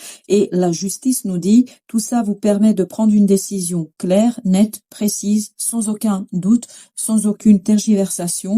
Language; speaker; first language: French; native; French